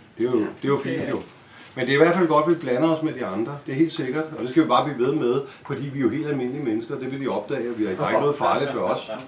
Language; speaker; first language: Danish; native; Danish